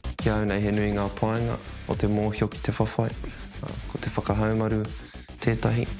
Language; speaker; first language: Māori; non-native, local second language; English